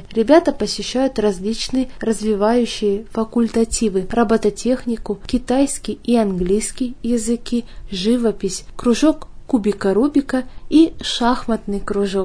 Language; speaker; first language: Russian; native; Russian